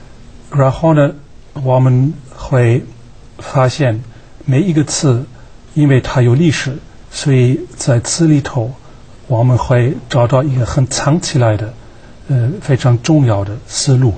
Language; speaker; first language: Chinese; non-native, fluent; German